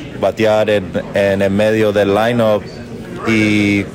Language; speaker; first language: Spanish; early bilingual, heritage; English